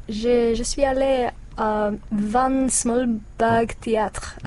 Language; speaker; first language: French; non-native, learner; English